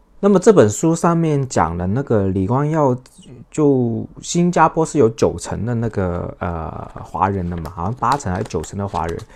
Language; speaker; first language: Chinese; non-native, local second language; Cantonese